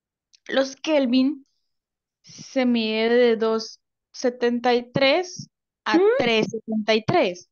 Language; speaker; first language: Spanish; native; Spanish